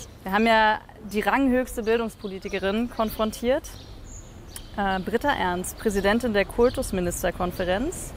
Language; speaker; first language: German; native; German